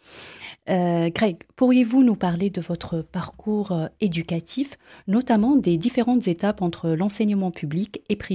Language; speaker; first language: French; native; French